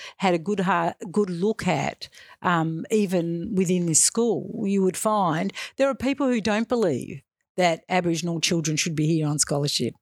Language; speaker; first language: English; native; English